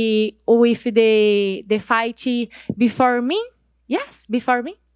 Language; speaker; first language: English; non-native, learner; Portuguese